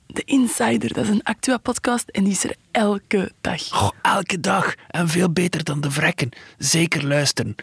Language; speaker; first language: Dutch; native; Dutch